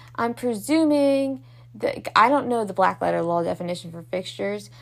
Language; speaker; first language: English; native; English